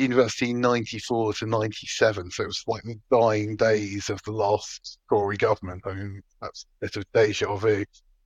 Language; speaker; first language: English; native; English